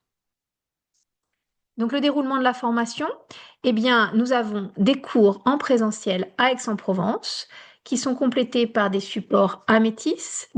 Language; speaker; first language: French; native; French